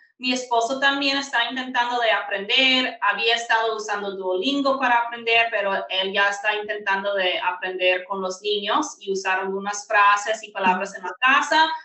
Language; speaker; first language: Spanish; non-native, fluent; English